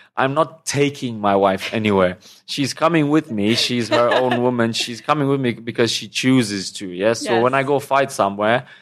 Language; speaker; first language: English; non-native, fluent; Romanian